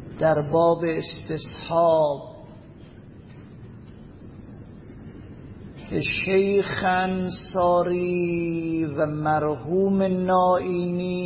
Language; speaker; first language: Persian; native; Persian